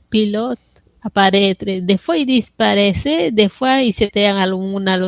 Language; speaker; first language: French; non-native, fluent; Spanish